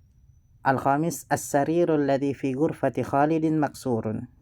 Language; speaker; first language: Arabic; non-native, learner; Indonesian